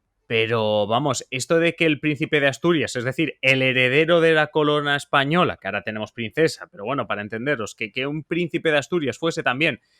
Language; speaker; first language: Spanish; native; Spanish